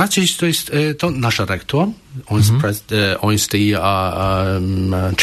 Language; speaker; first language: Polish; non-native, learner; Chinese